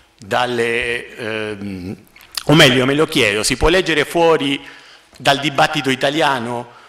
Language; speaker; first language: Italian; non-native, fluent; Spanish